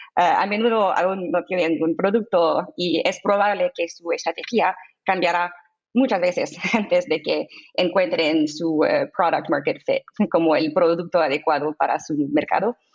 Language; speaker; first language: Spanish; non-native, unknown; English